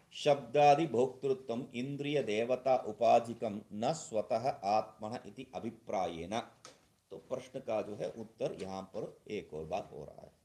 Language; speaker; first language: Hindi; non-native, local second language; Tamil